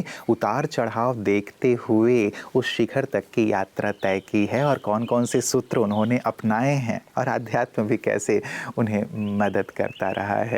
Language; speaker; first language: Hindi; native; Hindi